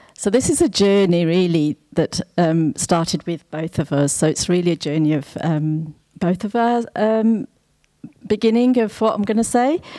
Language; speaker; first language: English; native; English